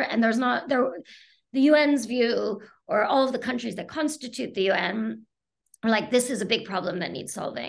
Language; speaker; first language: English; native; English